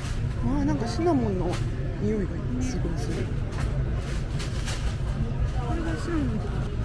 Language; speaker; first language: Japanese; native; Japanese